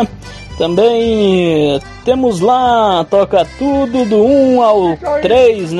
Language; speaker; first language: Portuguese; native; Portuguese